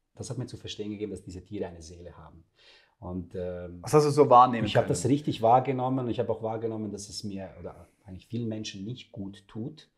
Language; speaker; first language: German; non-native, fluent; Serbian